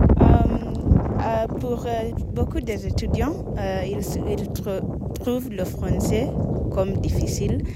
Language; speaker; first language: French; non-native, learner; Swahili